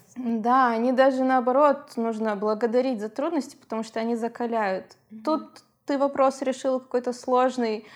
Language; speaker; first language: Russian; native; Russian